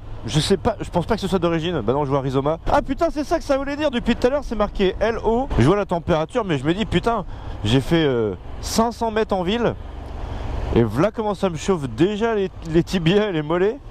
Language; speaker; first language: French; native; French